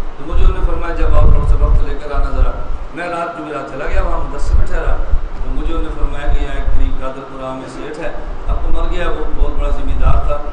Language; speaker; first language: Urdu; non-native, local second language; Punjabi